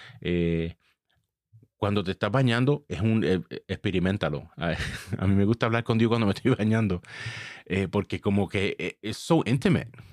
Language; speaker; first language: Spanish; early bilingual, heritage; Spanish